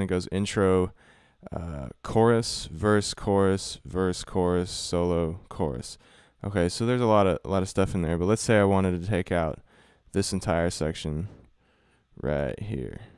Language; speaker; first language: English; native; English